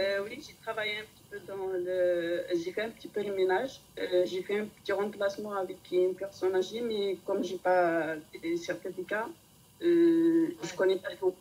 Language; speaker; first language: French; non-native, learner; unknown